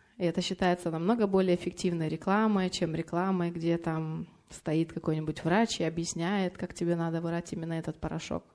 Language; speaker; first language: Russian; non-native, fluent; Lithuanian